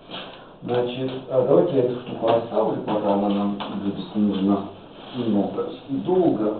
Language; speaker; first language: Russian; native; Russian